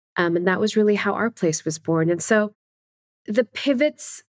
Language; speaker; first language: English; non-native, local second language; Urdu